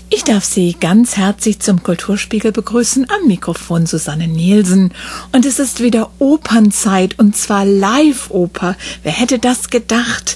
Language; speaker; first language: German; native; German